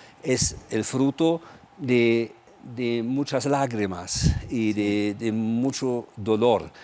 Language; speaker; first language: Spanish; non-native, fluent; German